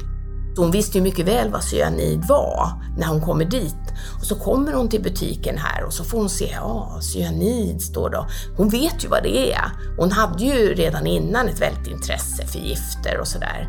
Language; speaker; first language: Swedish; native; Swedish